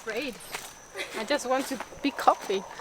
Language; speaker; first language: English; non-native, fluent; Italian